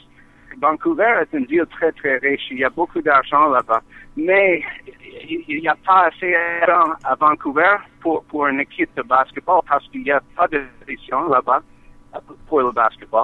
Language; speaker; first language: French; non-native, learner; English